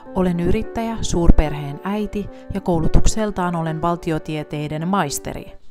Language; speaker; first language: Finnish; non-native, fluent; English